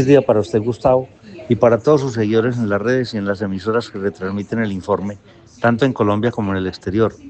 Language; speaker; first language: Spanish; native; Spanish